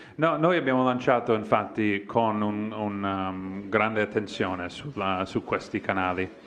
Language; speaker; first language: Italian; non-native, fluent; English